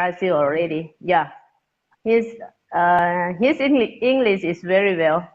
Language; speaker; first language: English; non-native, learner; Thai